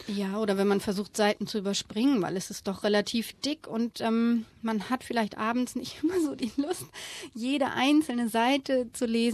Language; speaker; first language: German; native; German